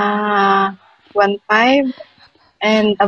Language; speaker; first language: English; non-native, learner; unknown